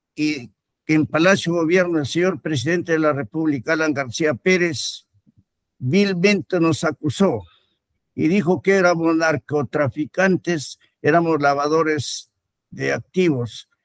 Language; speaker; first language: Spanish; native; Spanish